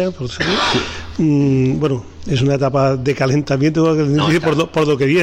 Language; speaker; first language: Spanish; native; Spanish